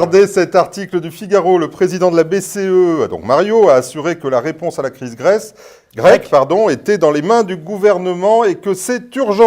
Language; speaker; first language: French; native; French